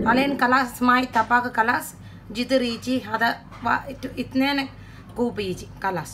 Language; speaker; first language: Arabic; non-native, learner; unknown